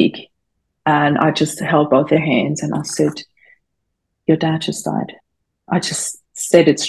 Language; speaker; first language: English; non-native, fluent; German